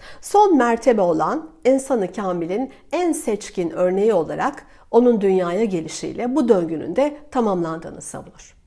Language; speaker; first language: Turkish; native; Turkish